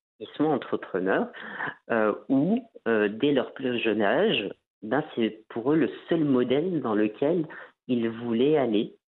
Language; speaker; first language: French; non-native, local second language; Arabic